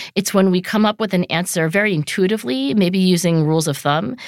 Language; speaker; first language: English; early bilingual, other home language; Chinese